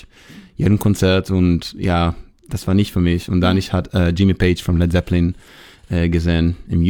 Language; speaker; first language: German; non-native, learner; Hebrew